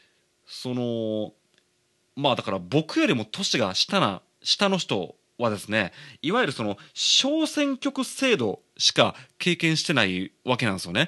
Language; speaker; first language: Japanese; native; Japanese